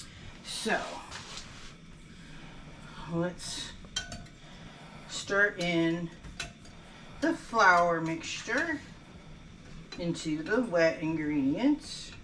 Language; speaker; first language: English; native; English